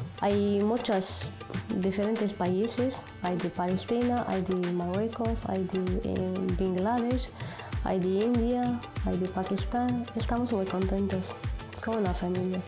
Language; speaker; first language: Spanish; non-native, learner; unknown